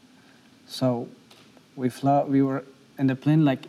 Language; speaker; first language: English; non-native, learner; Persian